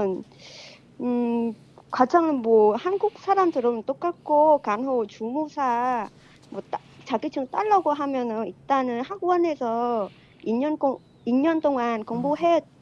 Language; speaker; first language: Korean; non-native, fluent; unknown